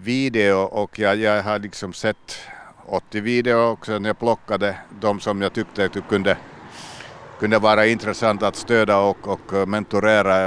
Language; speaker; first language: Swedish; non-native, local second language; Finnish